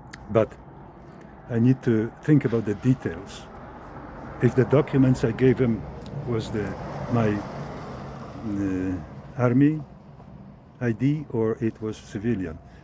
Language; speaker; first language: English; non-native, fluent; Polish